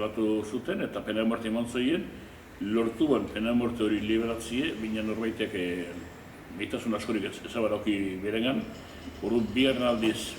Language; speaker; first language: Basque; native; Basque